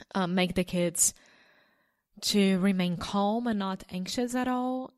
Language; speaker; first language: English; non-native, fluent; Portuguese